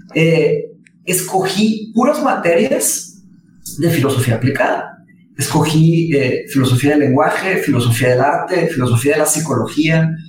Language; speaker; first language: Spanish; early bilingual, other home language; Portuguese